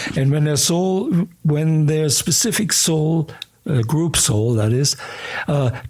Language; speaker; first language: English; early bilingual, other home language; German